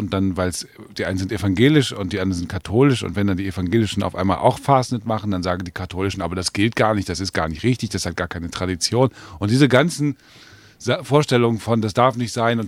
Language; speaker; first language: German; native; German